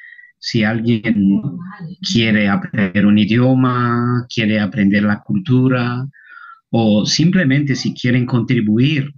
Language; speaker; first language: Spanish; non-native, local second language; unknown